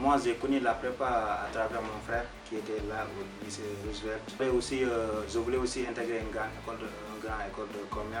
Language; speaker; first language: French; non-native, local second language; Wolof